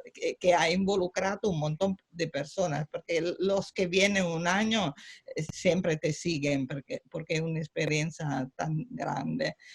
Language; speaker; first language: Spanish; non-native, fluent; Italian